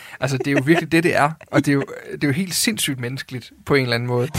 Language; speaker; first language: Danish; native; Danish